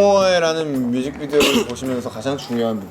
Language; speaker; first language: Korean; native; Korean